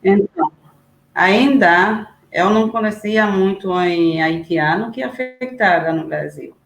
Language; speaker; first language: Portuguese; non-native, learner; Haitian Creole